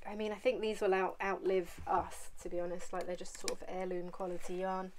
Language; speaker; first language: English; native; English